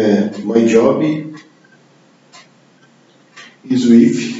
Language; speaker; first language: English; non-native, learner; Portuguese